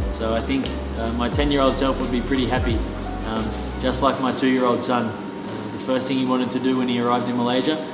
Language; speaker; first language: English; native; English